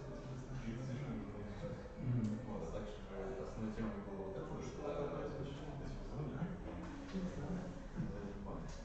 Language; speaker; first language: Russian; native; Russian